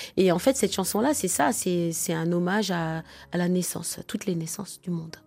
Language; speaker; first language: French; non-native, local second language; Wolof